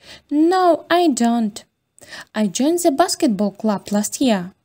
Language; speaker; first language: English; non-native, fluent; Ukrainian